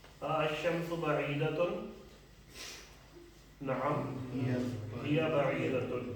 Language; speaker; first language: Arabic; non-native, fluent; Urdu